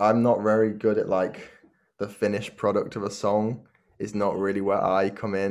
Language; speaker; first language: English; native; English